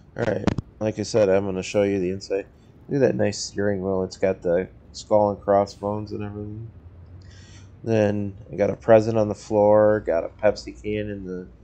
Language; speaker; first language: English; native; English